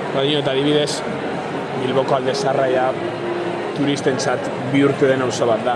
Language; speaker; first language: Basque; non-native, local second language; Spanish